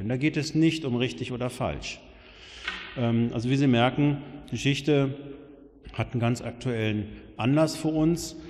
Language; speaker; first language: German; native; German